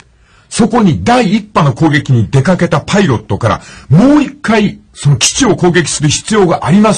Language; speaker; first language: Japanese; native; Japanese